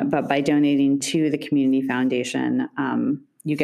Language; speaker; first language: English; native; English